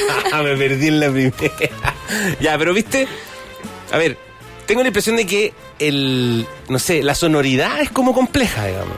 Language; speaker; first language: Spanish; native; Spanish